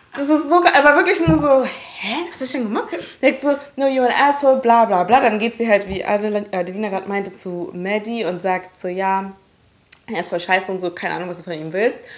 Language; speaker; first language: German; early bilingual, other home language; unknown